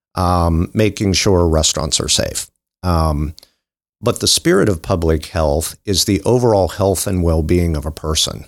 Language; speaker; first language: English; native; English